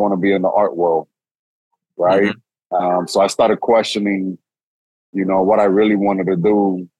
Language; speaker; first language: English; early bilingual, other home language; Spanish